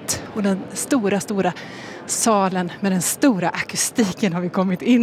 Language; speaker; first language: Swedish; native; Swedish